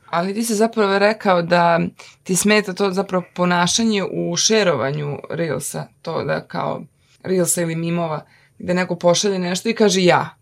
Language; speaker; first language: Serbian; native; Serbian